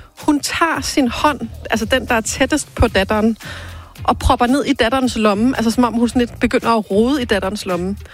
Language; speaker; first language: Danish; native; Danish